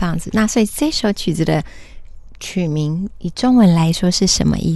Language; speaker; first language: Chinese; native; Chinese